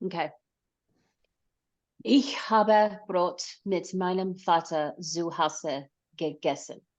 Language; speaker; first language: German; non-native, learner; English